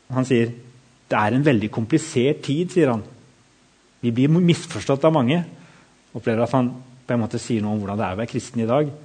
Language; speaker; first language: Norwegian; native; Norwegian